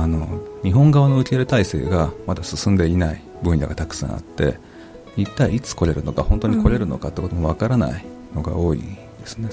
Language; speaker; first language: Japanese; native; Japanese